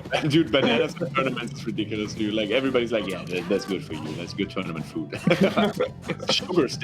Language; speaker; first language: English; non-native, fluent; German